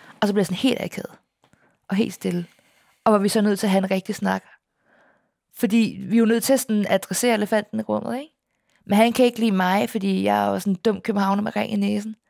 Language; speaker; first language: Danish; native; Danish